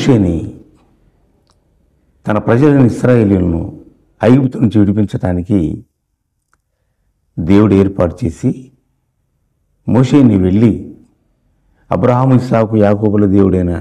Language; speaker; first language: Telugu; native; Telugu